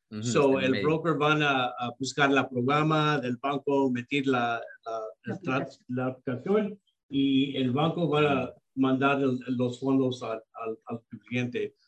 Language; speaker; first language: Spanish; early bilingual, heritage; Spanish